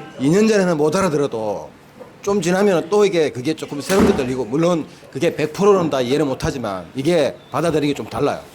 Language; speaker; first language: Korean; native; Korean